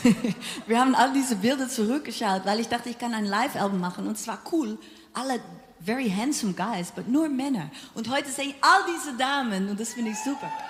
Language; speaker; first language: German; non-native, fluent; Dutch